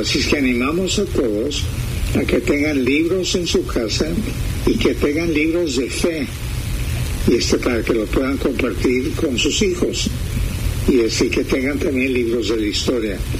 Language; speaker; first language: Spanish; early bilingual, heritage; Spanish